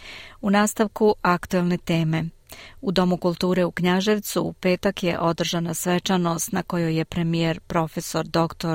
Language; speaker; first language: Croatian; native; Croatian